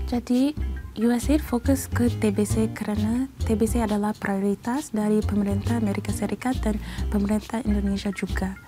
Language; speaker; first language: Indonesian; non-native, fluent; English